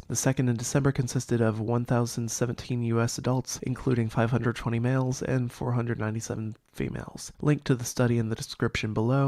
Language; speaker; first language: English; native; English